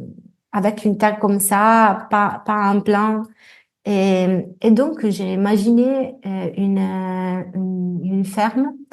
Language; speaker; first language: French; non-native, fluent; Italian